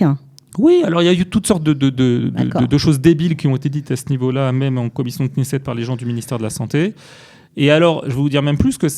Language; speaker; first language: French; native; French